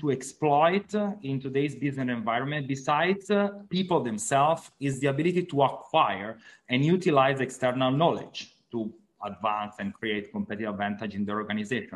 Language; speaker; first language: English; non-native, fluent; Italian